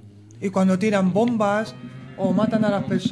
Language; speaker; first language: Spanish; native; Spanish